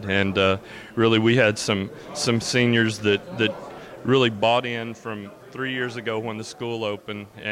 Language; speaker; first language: English; native; English